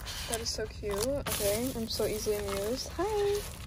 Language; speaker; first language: English; early bilingual, other home language; Spanish